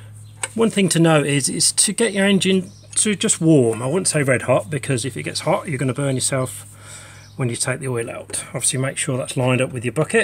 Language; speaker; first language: English; native; English